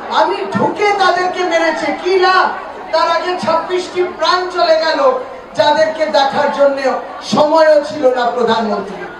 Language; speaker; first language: Bangla; native; Bangla